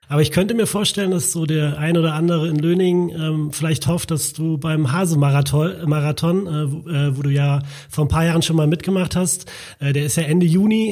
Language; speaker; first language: German; native; German